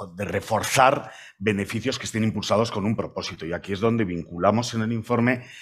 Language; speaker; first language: Spanish; native; Spanish